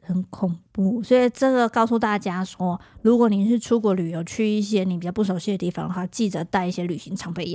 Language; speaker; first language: Chinese; native; Chinese